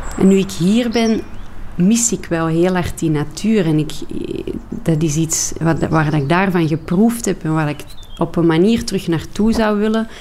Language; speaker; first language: Dutch; native; Dutch